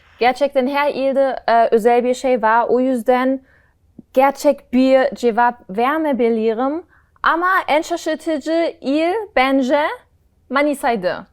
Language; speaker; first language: Turkish; non-native, learner; German